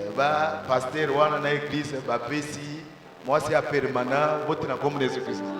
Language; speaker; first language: Lingala; native; Lingala